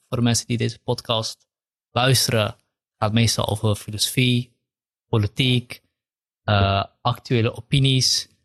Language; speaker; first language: Dutch; early bilingual, other home language; Kurdish